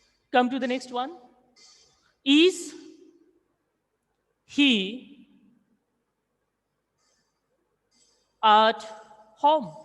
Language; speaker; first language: English; non-native, local second language; Hindi